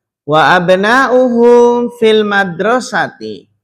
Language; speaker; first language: Arabic; non-native, fluent; Javanese